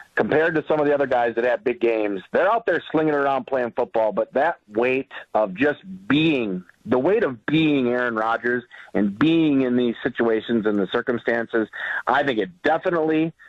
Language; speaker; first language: English; native; English